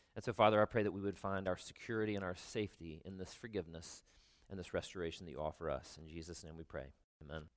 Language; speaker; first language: English; native; English